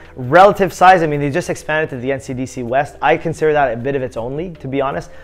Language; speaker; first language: English; native; English